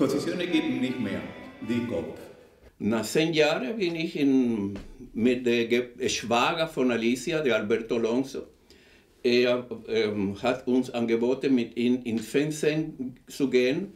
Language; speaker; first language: German; non-native, fluent; Spanish